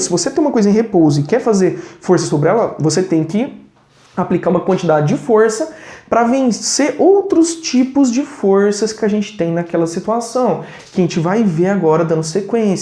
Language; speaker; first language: Portuguese; native; Portuguese